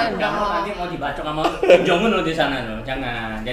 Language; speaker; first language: Indonesian; native; Indonesian